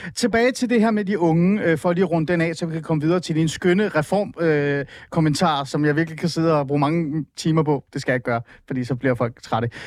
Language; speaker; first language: Danish; early bilingual, other home language; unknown